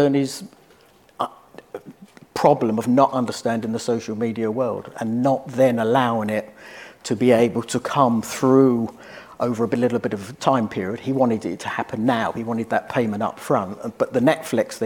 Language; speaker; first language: English; native; English